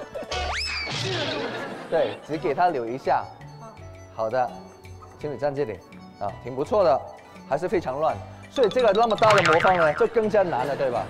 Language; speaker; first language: Chinese; non-native, local second language; Cantonese